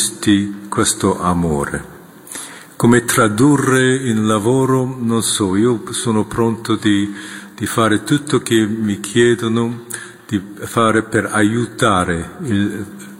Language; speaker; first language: Italian; non-native, fluent; Korean